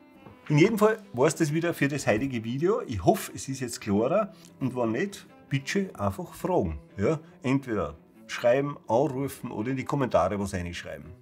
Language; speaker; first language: German; native; German